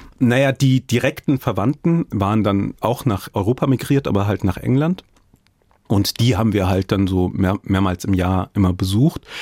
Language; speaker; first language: German; early bilingual, other home language; English